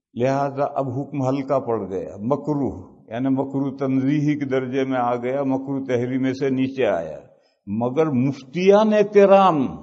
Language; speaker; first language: Urdu; non-native, local second language; Gujarati